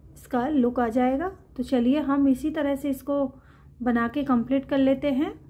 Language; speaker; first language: Hindi; native; Hindi